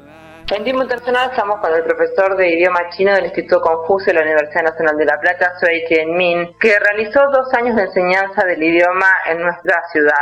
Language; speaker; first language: Spanish; native; Spanish